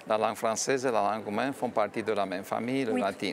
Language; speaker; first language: French; non-native, fluent; Romanian